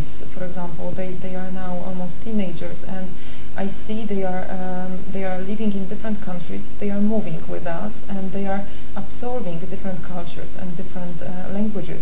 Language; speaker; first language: English; non-native, fluent; Polish